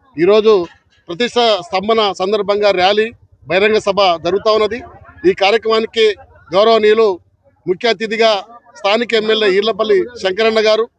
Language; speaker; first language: Telugu; non-native, local second language; Lambadi